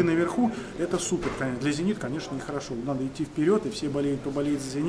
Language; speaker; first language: Russian; native; Russian